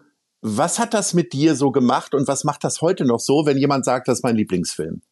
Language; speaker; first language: German; native; German